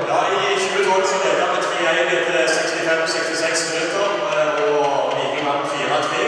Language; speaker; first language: Norwegian; native; Norwegian